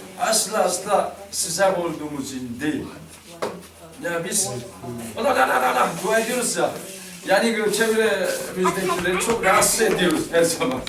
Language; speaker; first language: Turkish; non-native, learner; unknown